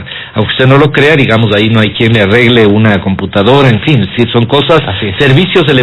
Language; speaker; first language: Spanish; native; Spanish